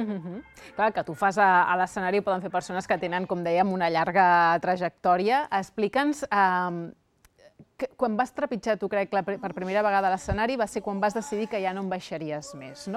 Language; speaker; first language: Catalan; native; Catalan